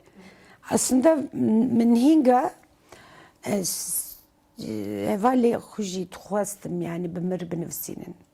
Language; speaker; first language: Kurdish; non-native, local second language; Turkish